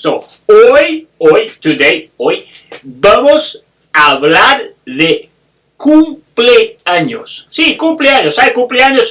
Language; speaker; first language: Spanish; non-native, fluent; English